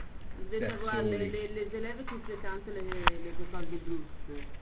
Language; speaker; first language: French; non-native, fluent; Italian